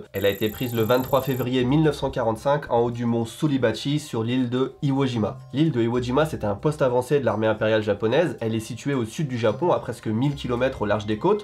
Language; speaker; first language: French; native; French